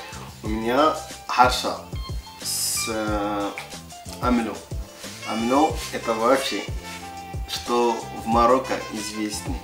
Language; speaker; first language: Russian; non-native, learner; Arabic